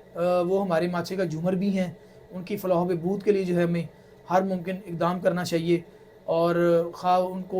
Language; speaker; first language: Urdu; native; Urdu